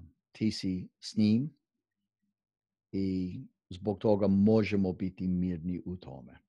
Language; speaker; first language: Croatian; non-native, fluent; English